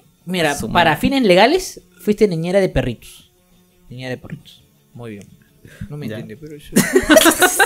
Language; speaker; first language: Spanish; native; Spanish